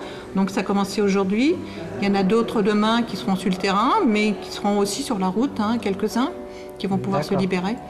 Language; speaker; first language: French; native; French